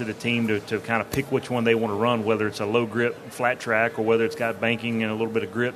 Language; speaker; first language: English; native; English